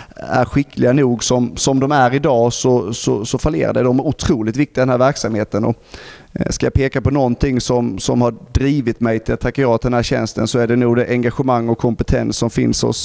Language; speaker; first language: Swedish; native; Swedish